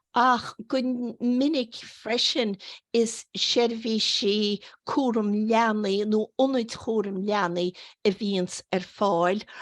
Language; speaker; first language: Irish; native; Irish